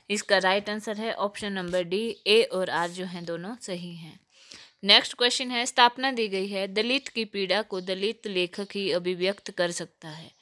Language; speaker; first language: Hindi; native; Hindi